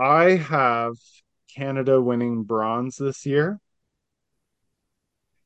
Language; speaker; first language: English; native; English